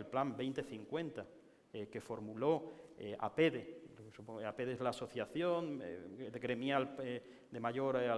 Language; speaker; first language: Spanish; native; Spanish